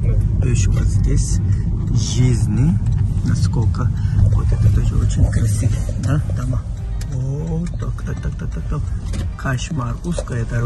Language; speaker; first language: Russian; non-native, fluent; Turkish